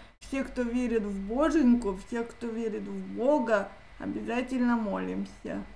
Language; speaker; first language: Russian; native; Russian